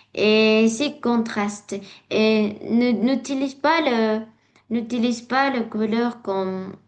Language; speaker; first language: French; non-native, learner; Indonesian